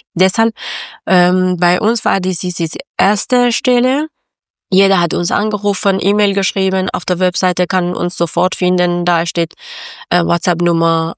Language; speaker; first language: German; non-native, learner; Persian